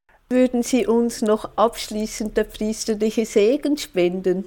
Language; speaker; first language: German; native; German